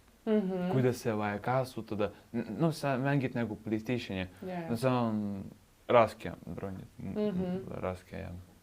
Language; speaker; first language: Estonian; non-native, local second language; Russian